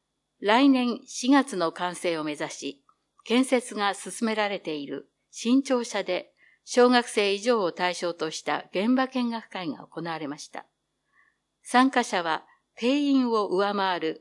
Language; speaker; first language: Japanese; native; Japanese